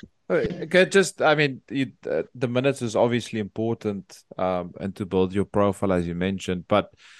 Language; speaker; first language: English; non-native, local second language; Afrikaans